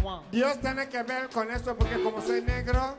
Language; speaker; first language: Spanish; non-native, fluent; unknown